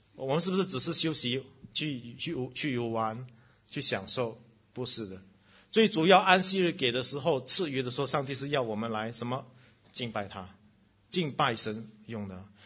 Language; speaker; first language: Chinese; native; Chinese